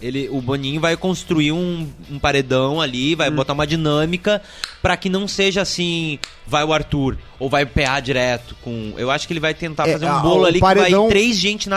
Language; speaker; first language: Portuguese; native; Portuguese